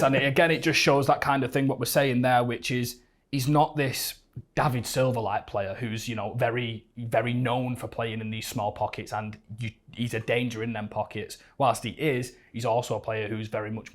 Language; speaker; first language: English; native; English